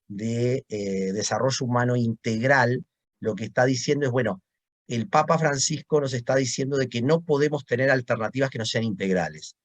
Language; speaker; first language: Spanish; native; Spanish